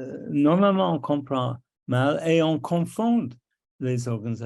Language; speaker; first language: French; non-native, local second language; English